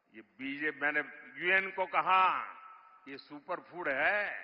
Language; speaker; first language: Hindi; non-native, local second language; Gujarati